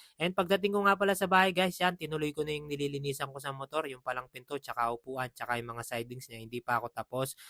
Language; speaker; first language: Filipino; non-native, local second language; Pampanga